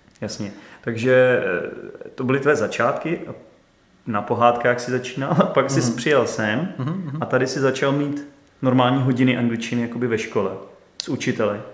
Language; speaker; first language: Czech; native; Czech